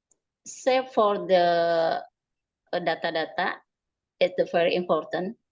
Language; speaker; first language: English; non-native, learner; Indonesian